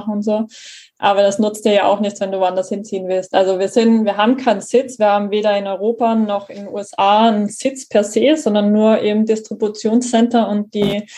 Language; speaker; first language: German; native; German